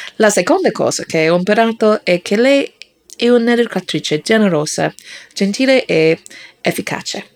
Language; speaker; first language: Italian; non-native, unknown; English